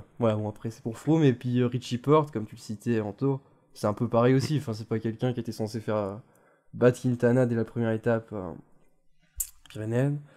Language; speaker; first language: French; native; French